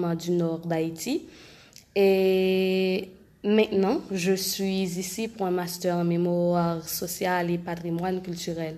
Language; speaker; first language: French; non-native, local second language; Haitian Creole